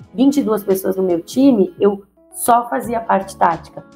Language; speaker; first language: Portuguese; native; Portuguese